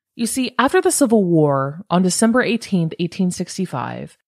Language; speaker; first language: English; native; English